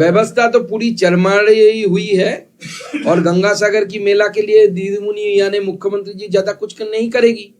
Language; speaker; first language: Hindi; non-native, local second language; Bangla